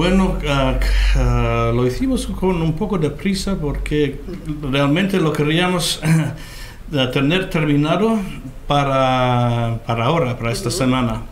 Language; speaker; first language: Spanish; non-native, fluent; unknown